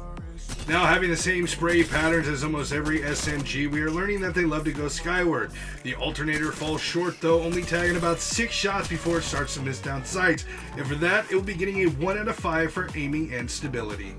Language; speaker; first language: English; native; English